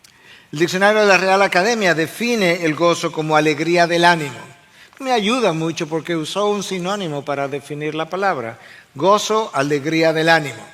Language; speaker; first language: Spanish; native; Spanish